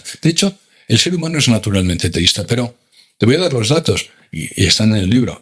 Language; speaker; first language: Spanish; native; Spanish